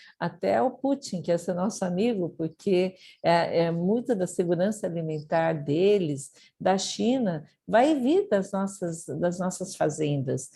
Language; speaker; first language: Portuguese; early bilingual, other home language; Japanese